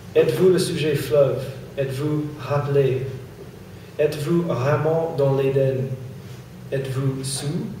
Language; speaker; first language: French; non-native, fluent; English